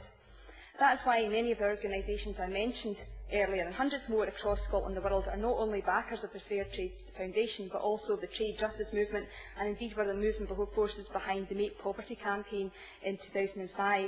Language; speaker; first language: English; native; English